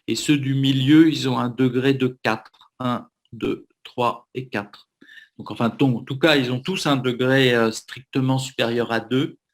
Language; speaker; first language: French; native; French